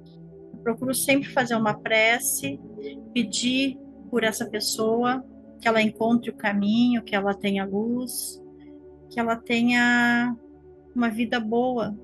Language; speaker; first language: Portuguese; native; Portuguese